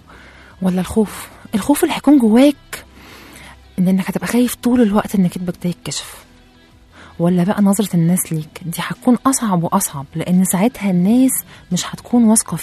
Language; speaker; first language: Arabic; native; Arabic